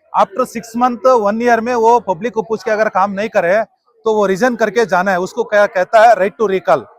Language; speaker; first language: Hindi; non-native, local second language; Kannada